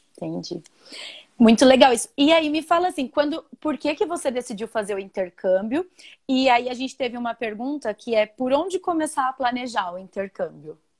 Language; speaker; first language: Portuguese; native; Portuguese